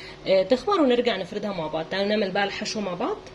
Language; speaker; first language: Arabic; native; Arabic